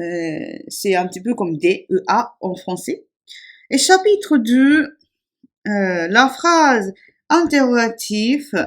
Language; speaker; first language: French; non-native, fluent; Japanese